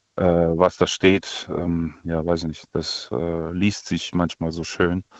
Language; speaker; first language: German; non-native, fluent; Russian